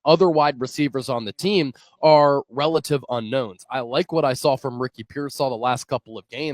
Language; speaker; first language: English; native; English